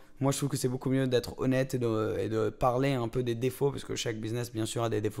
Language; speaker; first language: French; native; French